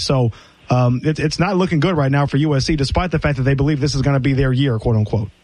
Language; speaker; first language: English; native; English